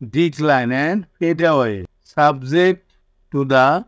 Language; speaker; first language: English; non-native, local second language; Bangla